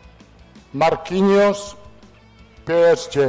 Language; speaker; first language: Portuguese; non-native, fluent; Italian